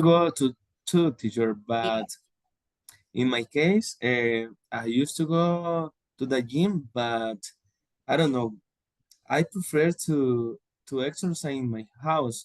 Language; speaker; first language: English; non-native, learner; Spanish